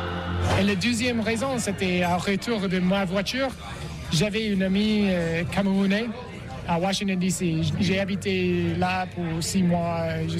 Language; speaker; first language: French; non-native, learner; English